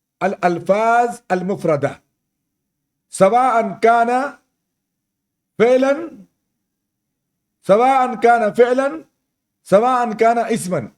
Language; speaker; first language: Arabic; non-native, fluent; Urdu